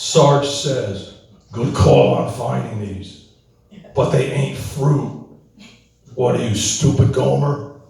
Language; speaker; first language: English; native; English